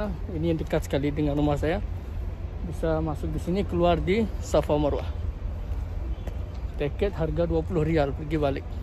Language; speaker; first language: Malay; early bilingual, heritage; Malay